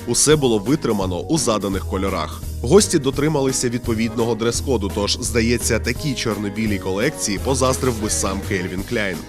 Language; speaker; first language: Ukrainian; native; Ukrainian